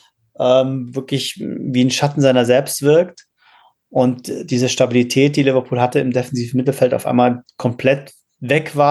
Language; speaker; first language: German; native; German